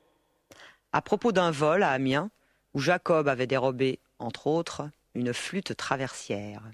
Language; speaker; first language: French; native; French